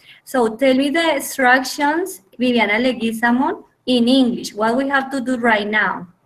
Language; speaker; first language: English; non-native, fluent; Spanish